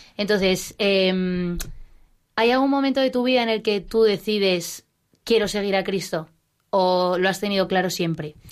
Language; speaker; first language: Spanish; native; Spanish